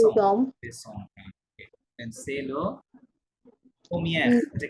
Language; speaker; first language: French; non-native, fluent; Bangla